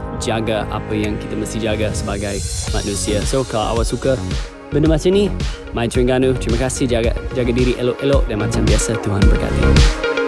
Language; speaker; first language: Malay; non-native, fluent; English